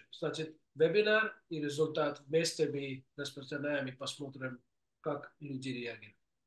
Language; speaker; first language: Russian; non-native, fluent; English